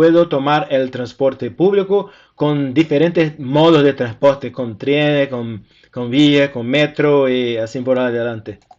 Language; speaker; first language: Spanish; non-native, fluent; Portuguese